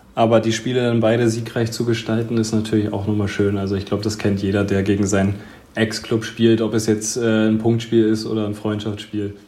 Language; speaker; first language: German; native; German